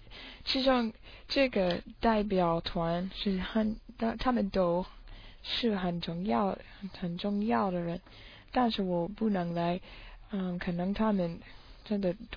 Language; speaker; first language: Chinese; non-native, learner; English